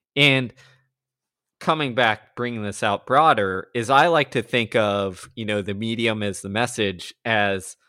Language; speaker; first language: English; native; English